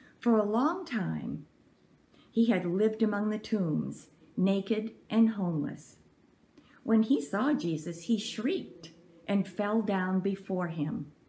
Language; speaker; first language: English; native; English